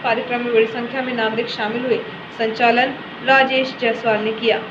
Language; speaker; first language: Hindi; native; Hindi